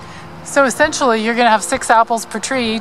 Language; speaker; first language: English; native; English